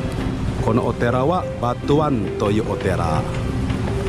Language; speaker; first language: Japanese; non-native, fluent; Indonesian